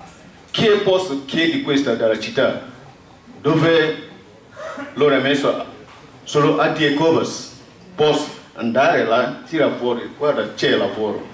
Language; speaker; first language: Italian; non-native, learner; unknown